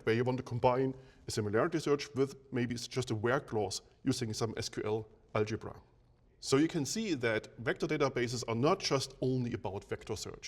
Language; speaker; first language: English; non-native, fluent; German